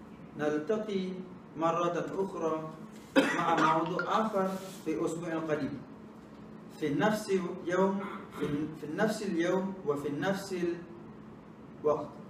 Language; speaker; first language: Arabic; non-native, learner; Malay